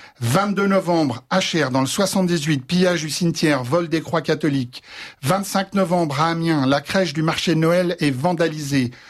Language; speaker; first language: French; native; French